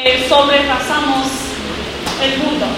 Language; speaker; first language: Spanish; non-native, learner; English